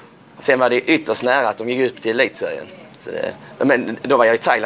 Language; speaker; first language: Swedish; native; Swedish